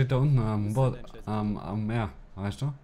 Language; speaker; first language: German; native; German